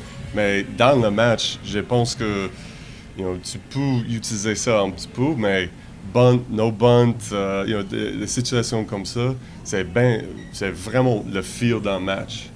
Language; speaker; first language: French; non-native, learner; English